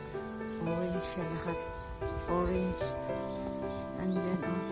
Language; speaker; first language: Filipino; non-native, local second language; Cebuano